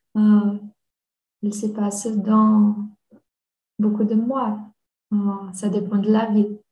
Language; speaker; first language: French; non-native, learner; Portuguese